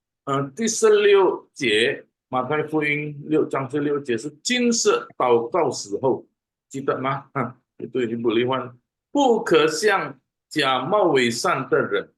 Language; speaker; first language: Chinese; non-native, fluent; Indonesian